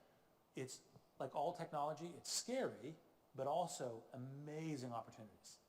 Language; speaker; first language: English; native; English